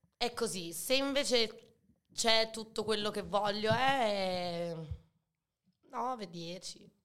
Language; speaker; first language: Italian; early bilingual, other home language; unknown